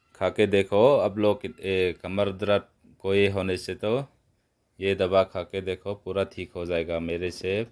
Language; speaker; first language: Hindi; non-native, local second language; Mizo